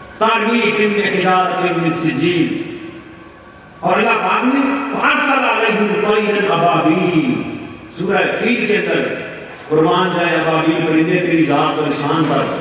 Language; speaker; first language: Urdu; non-native, local second language; Punjabi